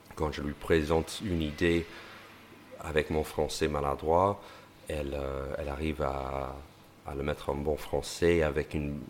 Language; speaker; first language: French; non-native, fluent; English